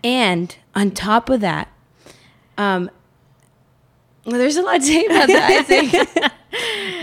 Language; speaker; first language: English; early bilingual, other home language; Spanish